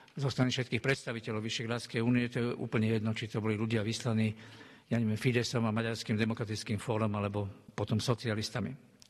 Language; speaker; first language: Slovak; native; Slovak